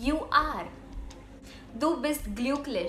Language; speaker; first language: German; non-native, fluent; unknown